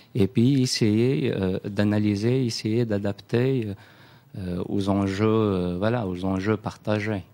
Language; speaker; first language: French; non-native, local second language; Kabyle